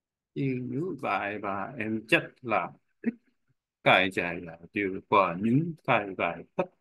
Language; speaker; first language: Vietnamese; non-native, learner; Korean